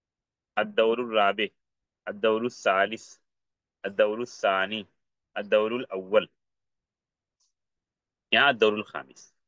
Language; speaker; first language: Arabic; non-native, fluent; Urdu